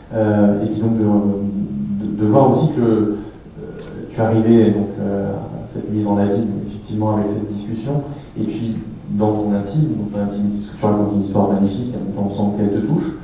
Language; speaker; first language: French; native; French